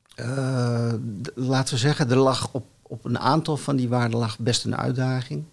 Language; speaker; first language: Dutch; native; Dutch